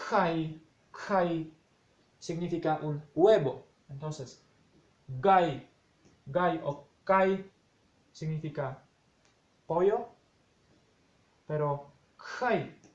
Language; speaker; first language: Spanish; non-native, fluent; Polish